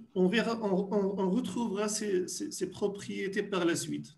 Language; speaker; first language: French; non-native, local second language; Arabic